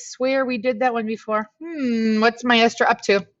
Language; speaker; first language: English; native; English